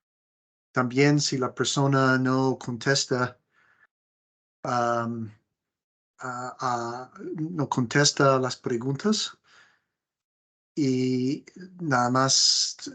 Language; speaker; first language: Spanish; non-native, fluent; English